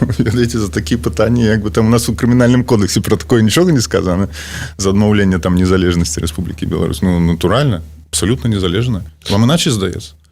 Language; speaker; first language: Belarusian; non-native, local second language; Russian